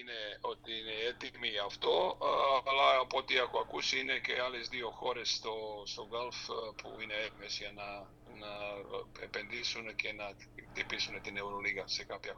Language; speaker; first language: Greek; non-native, fluent; Serbian